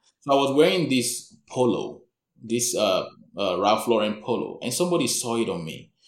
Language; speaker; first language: English; non-native, local second language; Yoruba